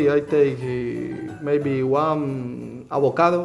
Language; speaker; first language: English; non-native, learner; Spanish